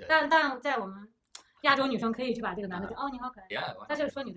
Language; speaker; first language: Chinese; native; Chinese